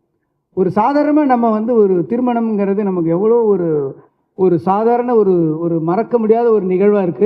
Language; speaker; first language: Tamil; native; Tamil